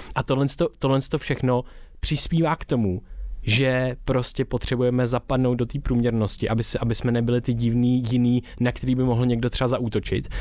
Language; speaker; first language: Czech; native; Czech